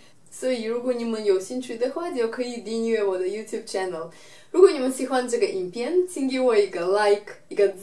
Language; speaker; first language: Chinese; non-native, fluent; Russian